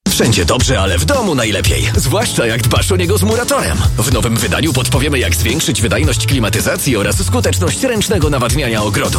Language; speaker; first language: Polish; native; Polish